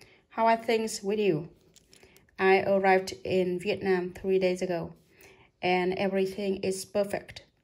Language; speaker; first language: English; non-native, fluent; Vietnamese